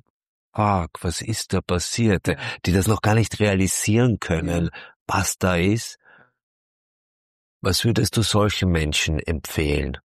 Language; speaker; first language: German; native; German